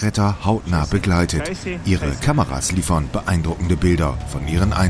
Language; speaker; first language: German; native; German